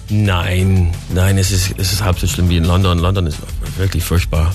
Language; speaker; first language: German; non-native, fluent; English